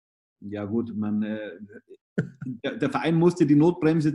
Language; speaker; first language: German; native; German